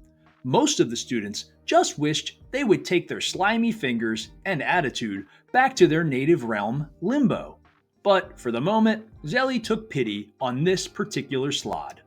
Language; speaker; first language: English; native; English